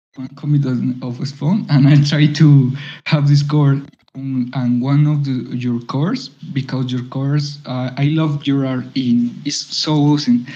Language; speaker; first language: English; non-native, learner; Spanish